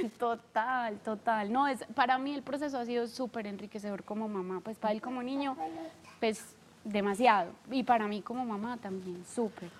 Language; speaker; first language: Spanish; native; Spanish